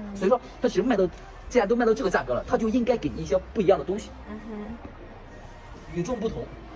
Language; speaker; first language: Chinese; native; Chinese